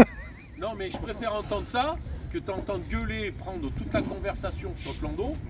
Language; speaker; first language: French; native; French